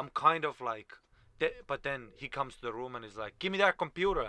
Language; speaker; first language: English; non-native, fluent; Estonian